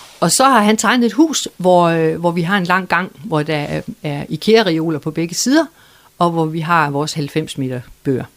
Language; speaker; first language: Danish; native; Danish